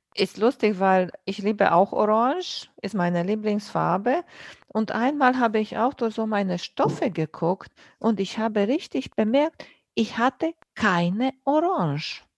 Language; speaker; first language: German; non-native, fluent; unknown